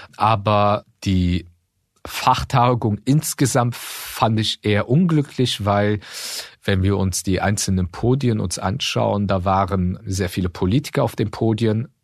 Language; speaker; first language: German; early bilingual, other home language; Turkish